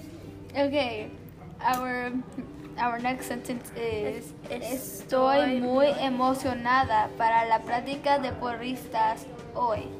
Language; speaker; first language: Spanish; early bilingual, heritage; Spanish